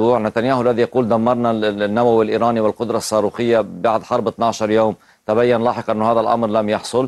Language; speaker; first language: Arabic; native; Arabic